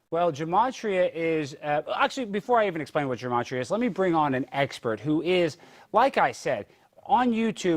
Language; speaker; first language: English; native; English